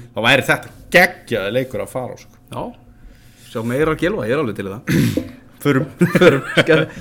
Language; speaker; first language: Icelandic; native; Icelandic